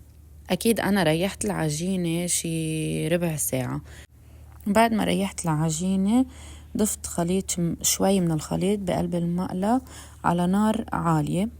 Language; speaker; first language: Arabic; native; Arabic